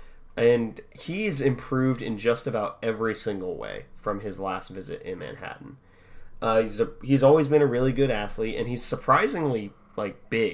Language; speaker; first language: English; native; English